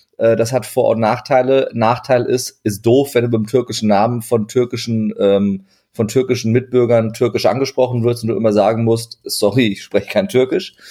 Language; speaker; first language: German; early bilingual, other home language; Turkish